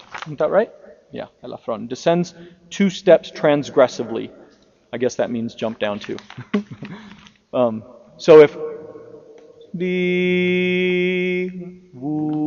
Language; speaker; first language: English; native; English